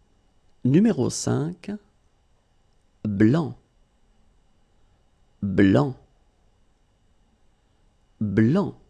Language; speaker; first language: French; native; French